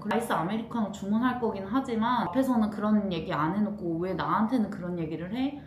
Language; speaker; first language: Korean; native; Korean